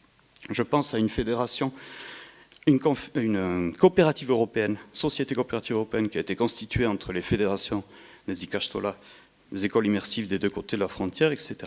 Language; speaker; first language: French; native; French